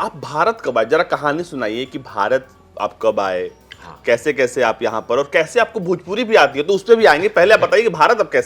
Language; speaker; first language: Hindi; native; Hindi